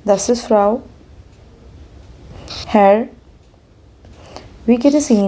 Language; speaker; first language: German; non-native, fluent; Hindi